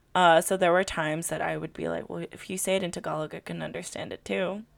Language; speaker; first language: English; early bilingual, other home language; Filipino